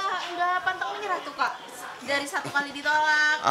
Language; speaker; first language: Indonesian; native; Indonesian